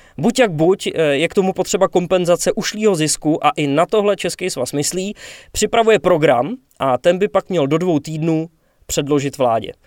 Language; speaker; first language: Czech; native; Czech